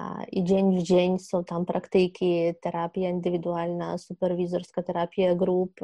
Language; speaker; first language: Polish; non-native, fluent; Ukrainian